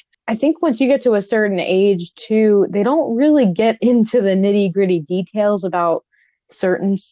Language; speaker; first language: English; native; English